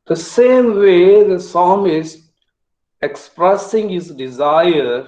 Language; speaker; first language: English; non-native, local second language; Telugu